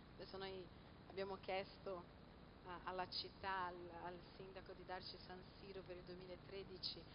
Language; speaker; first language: Italian; non-native, fluent; Portuguese